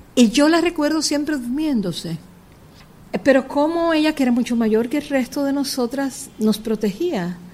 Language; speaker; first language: Spanish; native; Spanish